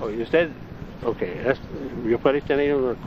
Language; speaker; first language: Spanish; non-native, learner; Italian